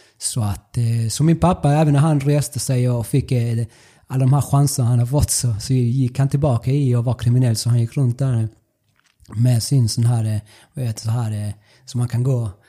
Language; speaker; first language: Swedish; early bilingual, other home language; Spanish